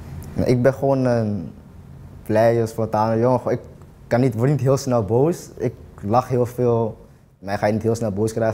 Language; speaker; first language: Dutch; native; Dutch